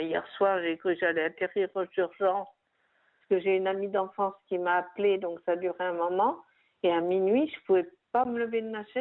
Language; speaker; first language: French; native; French